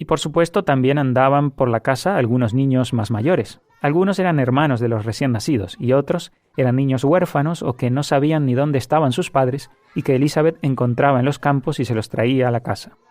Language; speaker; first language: Spanish; native; Spanish